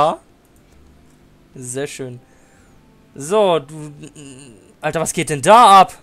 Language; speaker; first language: German; native; German